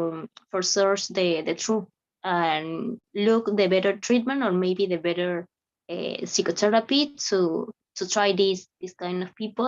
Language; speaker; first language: English; non-native, learner; Spanish